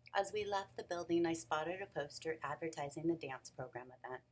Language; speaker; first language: English; native; English